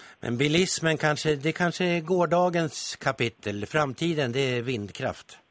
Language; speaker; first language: Swedish; native; Swedish